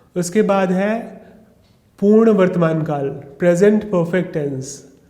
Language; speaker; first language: Hindi; non-native, local second language; Sindhi